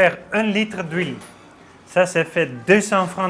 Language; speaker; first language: French; non-native, learner; Dutch